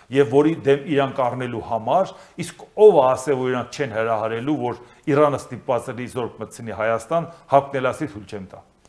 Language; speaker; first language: Armenian; native; Armenian